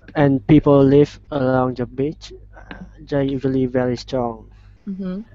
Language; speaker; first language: English; non-native, fluent; Chinese